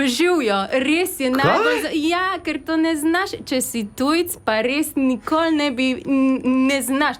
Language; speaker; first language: Slovenian; non-native, fluent; Polish